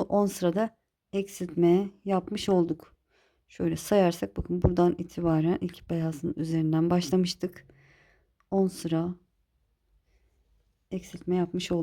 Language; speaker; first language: Turkish; native; Turkish